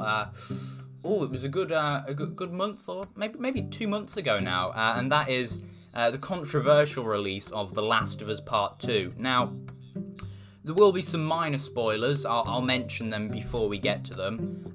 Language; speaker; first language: English; native; English